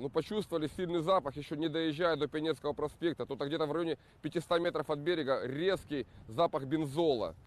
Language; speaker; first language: Russian; native; Russian